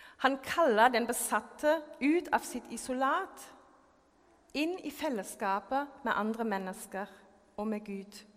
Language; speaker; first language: Norwegian; non-native, fluent; German